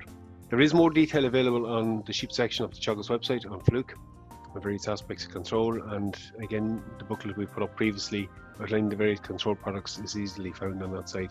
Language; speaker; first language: English; native; English